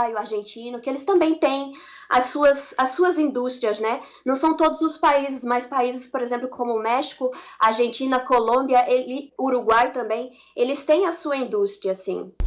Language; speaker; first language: Portuguese; native; Portuguese